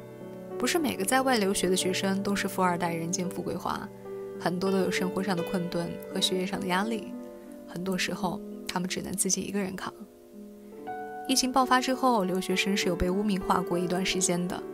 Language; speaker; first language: Chinese; native; Chinese